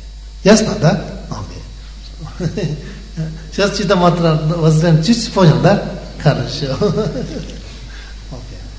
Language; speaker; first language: Russian; non-native, learner; Tibetan